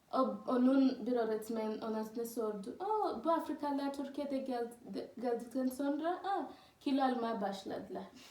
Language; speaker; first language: Turkish; non-native, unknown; Swahili